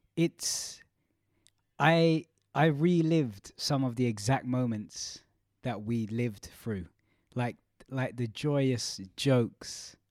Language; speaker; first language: English; native; English